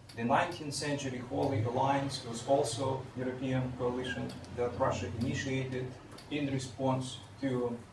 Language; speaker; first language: English; non-native, fluent; Russian